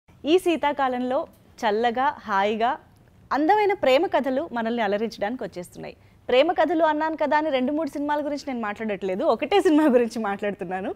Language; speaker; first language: Telugu; native; Telugu